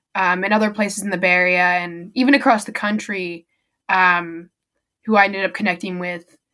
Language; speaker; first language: English; native; English